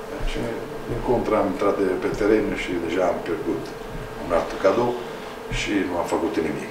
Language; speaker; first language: Romanian; non-native, fluent; Italian